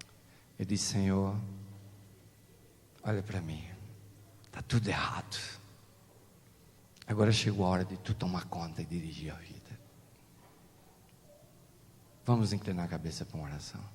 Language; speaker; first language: Portuguese; native; Portuguese